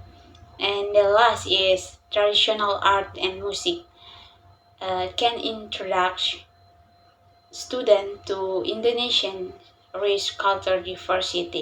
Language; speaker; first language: English; non-native, learner; Indonesian